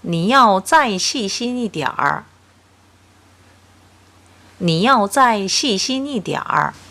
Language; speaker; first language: Chinese; non-native, fluent; Korean